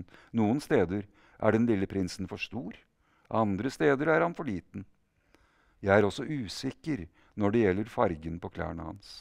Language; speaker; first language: Norwegian; native; Norwegian